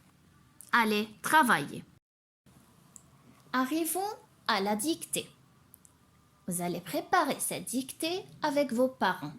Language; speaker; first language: French; non-native, local second language; Arabic